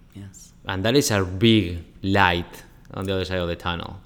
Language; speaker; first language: English; non-native, fluent; Spanish